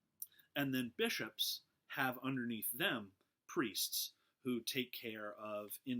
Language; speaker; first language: English; native; English